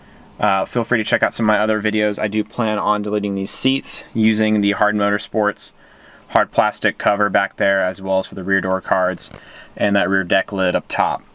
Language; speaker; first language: English; native; English